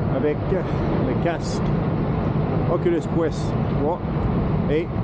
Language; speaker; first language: French; native; French